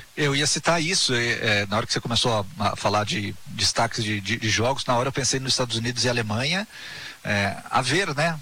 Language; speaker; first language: Portuguese; native; Portuguese